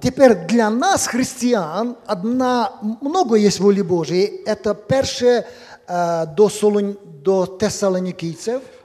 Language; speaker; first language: Polish; non-native, learner; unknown